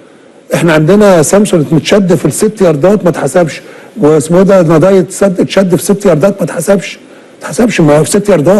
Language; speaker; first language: Arabic; native; Arabic